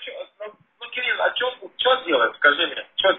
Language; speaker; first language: Russian; non-native, fluent; Portuguese